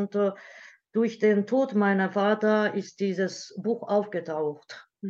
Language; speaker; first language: German; non-native, learner; Japanese